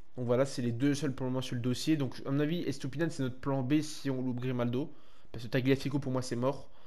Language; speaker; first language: French; native; French